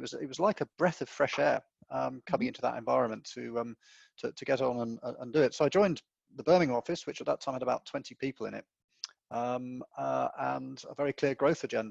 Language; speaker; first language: English; native; English